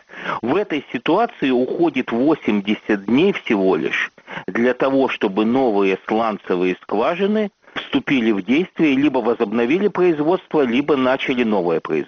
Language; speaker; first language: Russian; native; Russian